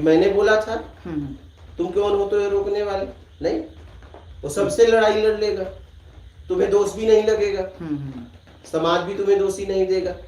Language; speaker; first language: Hindi; native; Hindi